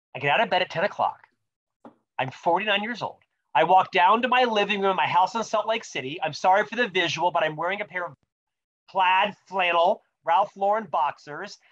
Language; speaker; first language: English; native; English